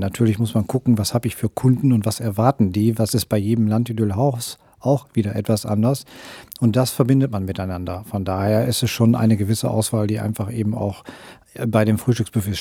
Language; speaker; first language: German; native; German